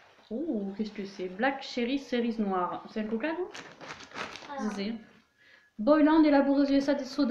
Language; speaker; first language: French; native; French